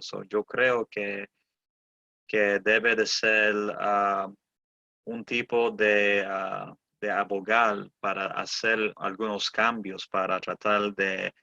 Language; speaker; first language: Spanish; early bilingual, heritage; Spanish